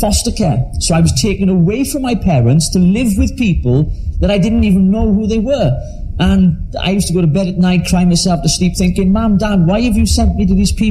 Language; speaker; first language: English; native; English